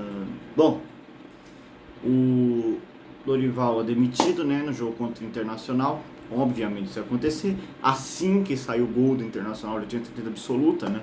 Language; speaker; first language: Portuguese; native; Portuguese